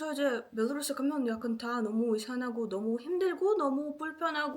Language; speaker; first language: Korean; non-native, fluent; Russian